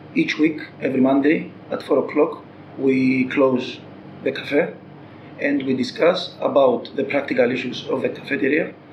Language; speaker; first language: English; non-native, fluent; Greek